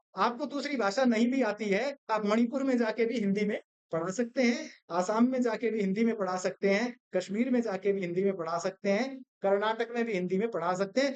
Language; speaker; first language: Hindi; non-native, local second language; Gujarati